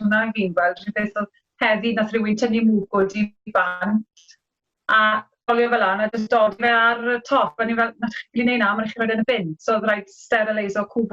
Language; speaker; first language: Welsh; native; Welsh